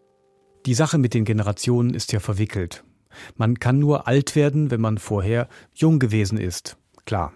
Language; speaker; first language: German; native; German